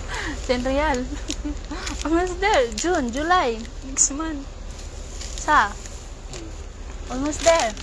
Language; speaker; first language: English; non-native, learner; Filipino